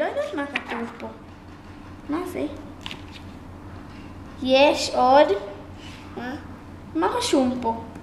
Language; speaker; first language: Hebrew; native; Hebrew